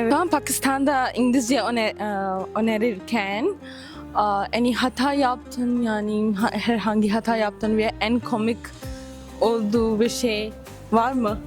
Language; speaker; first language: Turkish; non-native, learner; Urdu